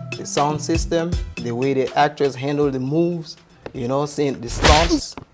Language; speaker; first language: English; non-native, fluent; Haitian Creole